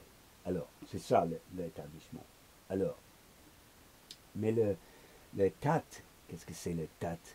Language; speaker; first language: French; non-native, learner; English